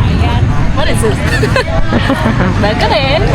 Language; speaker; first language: English; non-native, learner; Vietnamese